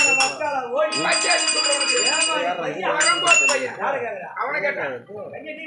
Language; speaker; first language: Tamil; native; Tamil